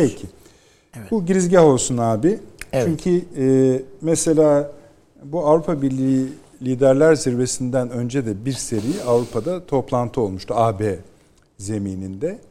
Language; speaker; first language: Turkish; native; Turkish